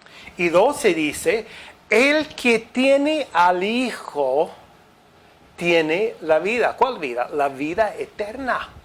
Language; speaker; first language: Spanish; non-native, fluent; English